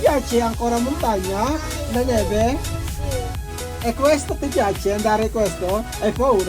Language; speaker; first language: Italian; non-native, learner; Filipino